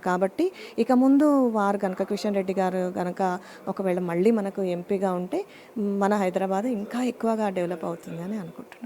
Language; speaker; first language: Telugu; native; Telugu